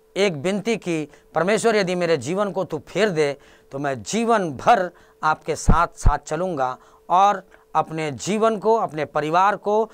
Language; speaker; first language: Hindi; native; Hindi